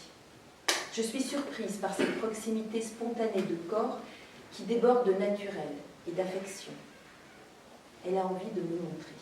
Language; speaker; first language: French; native; French